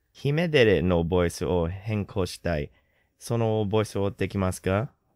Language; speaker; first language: Japanese; non-native, learner; English